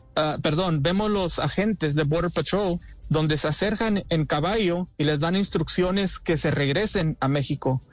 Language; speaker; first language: Spanish; early bilingual, heritage; Spanish